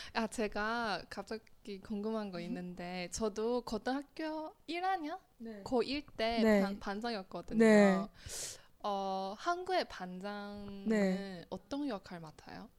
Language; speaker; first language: Korean; non-native, fluent; Chinese